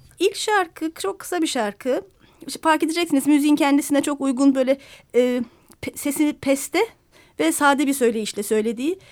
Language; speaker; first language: Turkish; native; Turkish